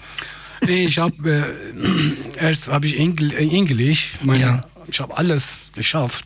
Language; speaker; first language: German; non-native, fluent; Persian